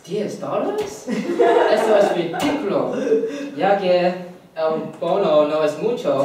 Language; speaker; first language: Spanish; non-native, learner; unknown